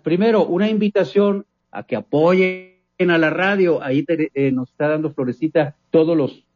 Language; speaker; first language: Spanish; native; Spanish